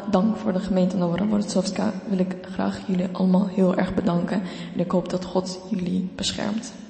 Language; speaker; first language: Dutch; non-native, fluent; Ukrainian